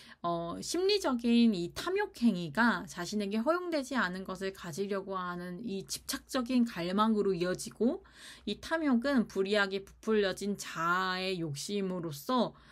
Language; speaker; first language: Korean; native; Korean